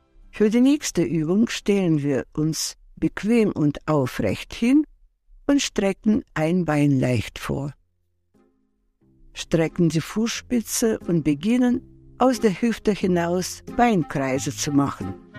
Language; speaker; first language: German; non-native, fluent; Russian